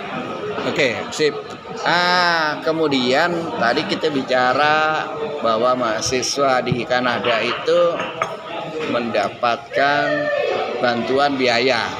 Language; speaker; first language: Indonesian; native; Indonesian